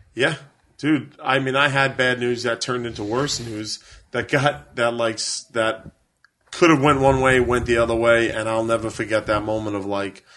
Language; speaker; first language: English; native; English